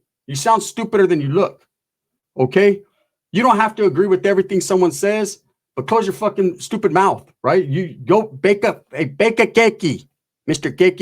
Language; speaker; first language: English; native; English